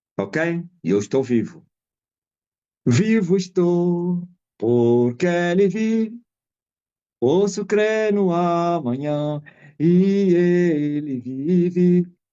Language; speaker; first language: Portuguese; non-native, local second language; Kongo